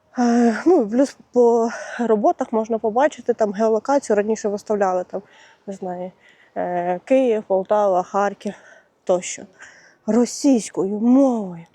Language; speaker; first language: Ukrainian; non-native, local second language; Russian